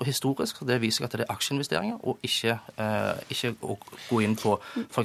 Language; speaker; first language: Norwegian; native; Norwegian